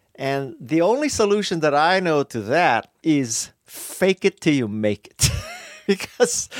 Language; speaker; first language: English; native; English